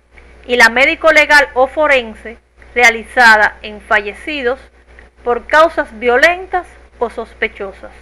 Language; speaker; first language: Spanish; native; Spanish